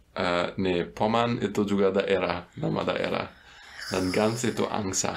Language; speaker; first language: Indonesian; non-native, fluent; German